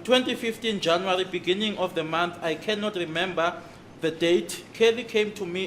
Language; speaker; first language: English; non-native, local second language; Zulu